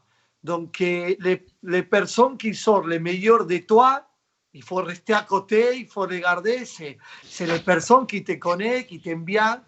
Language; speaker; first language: French; non-native, fluent; Spanish